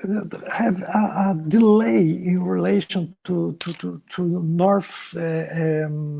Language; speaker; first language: English; non-native, learner; Portuguese